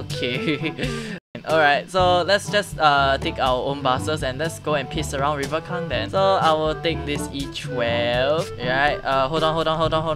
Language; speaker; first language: English; non-native, local second language; Korean